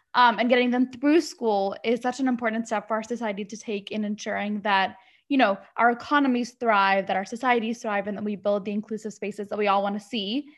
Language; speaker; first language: English; early bilingual, other home language; Arabic